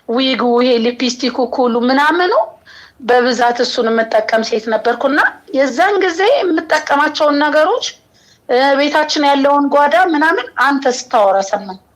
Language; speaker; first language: Amharic; native; Amharic